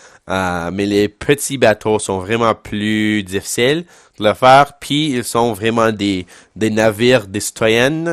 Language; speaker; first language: French; non-native, local second language; English